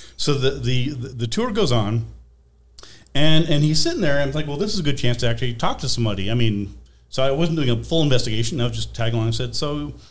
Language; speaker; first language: English; native; English